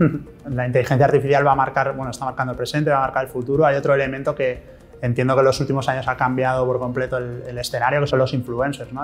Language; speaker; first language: Spanish; native; Spanish